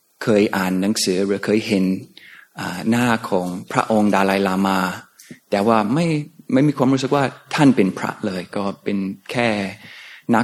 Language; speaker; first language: Thai; non-native, fluent; English